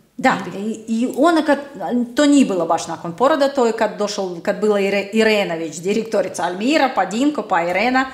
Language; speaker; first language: Croatian; non-native, fluent; Russian